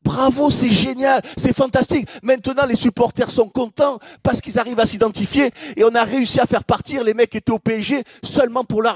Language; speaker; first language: French; native; French